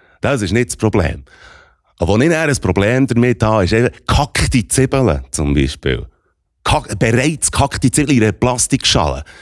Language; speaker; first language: German; native; German